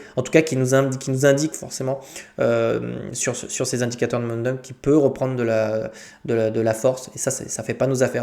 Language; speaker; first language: French; native; French